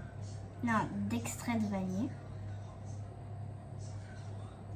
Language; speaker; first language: French; native; French